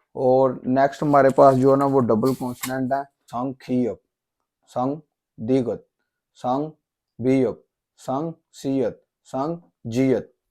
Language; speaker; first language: Urdu; non-native, local second language; Punjabi